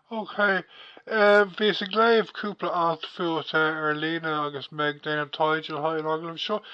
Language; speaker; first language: Irish; non-native, local second language; English